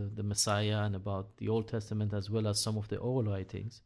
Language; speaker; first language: English; non-native, fluent; Hebrew